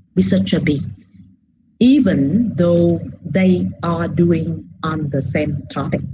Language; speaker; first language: English; non-native, fluent; Vietnamese